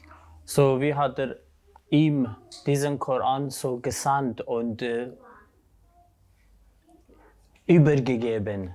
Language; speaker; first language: German; non-native, fluent; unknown